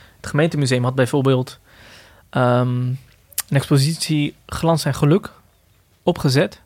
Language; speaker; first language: Dutch; early bilingual, other home language; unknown